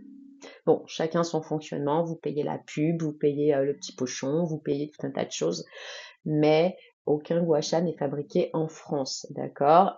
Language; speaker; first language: French; native; French